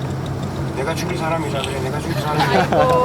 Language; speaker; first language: Korean; native; Korean